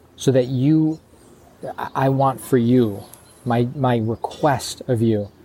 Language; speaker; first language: English; native; English